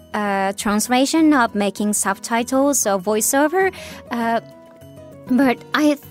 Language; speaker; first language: English; non-native, fluent; Japanese